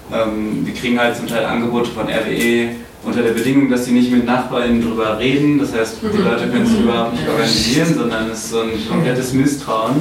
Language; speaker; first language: German; native; German